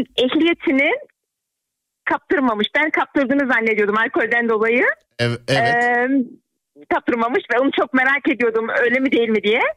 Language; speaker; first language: Turkish; native; Turkish